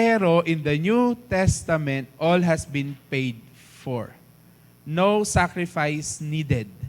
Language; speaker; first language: English; non-native, fluent; Filipino